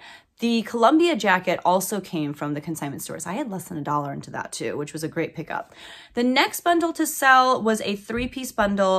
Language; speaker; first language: English; native; English